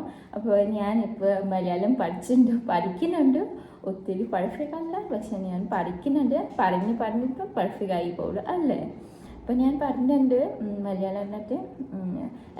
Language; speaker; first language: Malayalam; non-native, learner; Bodo